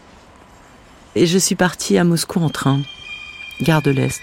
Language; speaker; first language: French; native; French